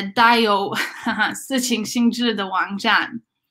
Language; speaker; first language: Chinese; non-native, learner; English